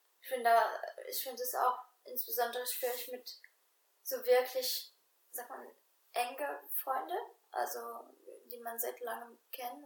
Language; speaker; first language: German; non-native, fluent; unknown